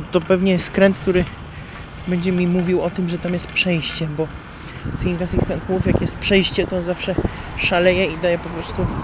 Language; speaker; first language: Polish; non-native, fluent; Italian